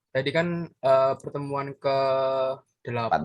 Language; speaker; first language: Indonesian; native; Indonesian